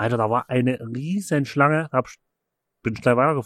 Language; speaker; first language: German; native; German